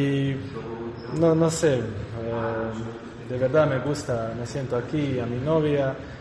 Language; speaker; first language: Spanish; non-native, fluent; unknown